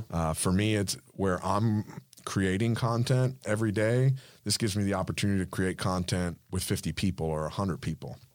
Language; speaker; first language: English; non-native, fluent; Spanish